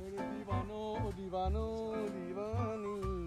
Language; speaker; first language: Arabic; non-native, learner; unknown